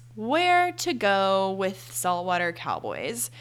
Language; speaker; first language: English; native; English